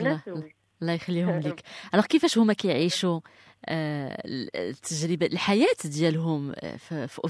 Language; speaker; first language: Arabic; native; Arabic